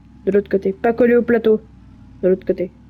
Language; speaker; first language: French; native; French